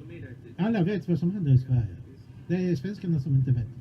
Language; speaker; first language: Swedish; non-native, fluent; Polish